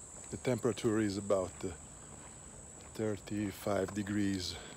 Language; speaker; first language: English; non-native, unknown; Italian